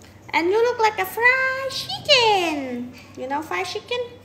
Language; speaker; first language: English; non-native, learner; Thai